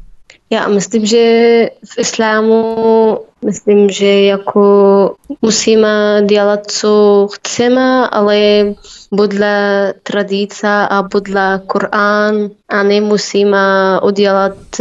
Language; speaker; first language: Czech; non-native, learner; Arabic